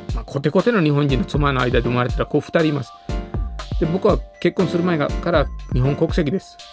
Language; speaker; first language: Japanese; non-native, fluent; Sinhala